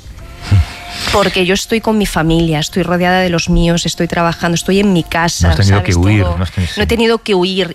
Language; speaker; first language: Spanish; native; Spanish